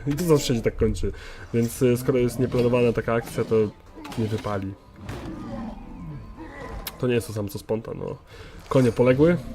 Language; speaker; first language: Polish; native; Polish